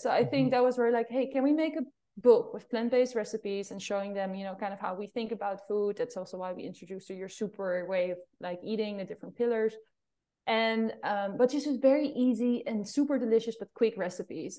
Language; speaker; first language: English; non-native, fluent; Dutch